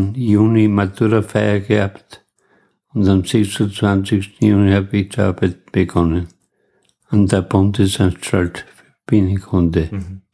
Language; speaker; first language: German; native; German